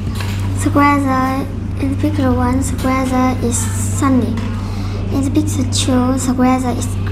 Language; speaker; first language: English; non-native, learner; Vietnamese